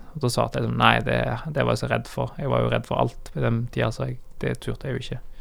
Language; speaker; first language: Norwegian; native; Norwegian